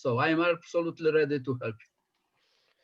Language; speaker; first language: English; non-native, fluent; Polish